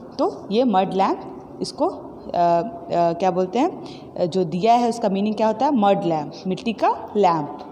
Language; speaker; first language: Hindi; native; Hindi